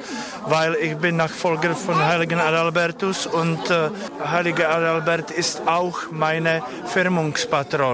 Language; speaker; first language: German; non-native, learner; Czech